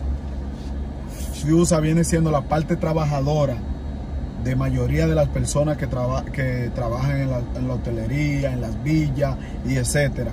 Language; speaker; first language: Spanish; native; Spanish